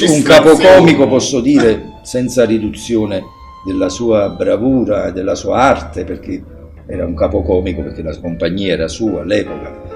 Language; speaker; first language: Italian; native; Italian